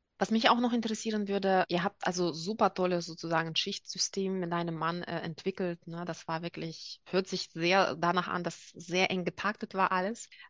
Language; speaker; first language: German; non-native, fluent; Russian